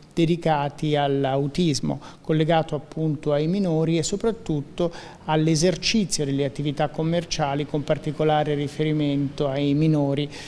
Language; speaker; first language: Italian; native; Italian